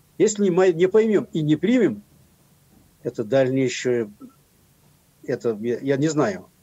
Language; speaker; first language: Russian; non-native, local second language; Kazakh